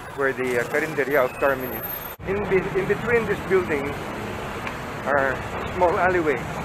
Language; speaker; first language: English; non-native, local second language; Filipino